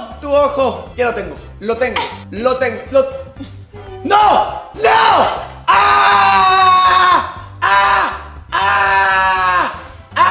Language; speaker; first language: Spanish; native; Spanish